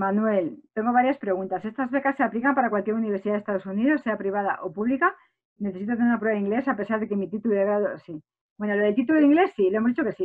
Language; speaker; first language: Spanish; native; Spanish